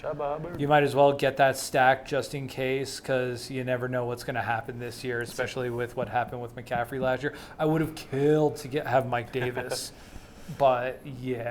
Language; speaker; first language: English; native; English